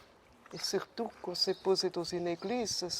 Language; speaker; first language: French; non-native, fluent; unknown